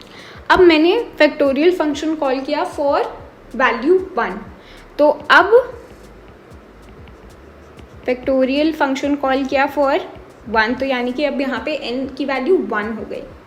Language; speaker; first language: Hindi; native; Hindi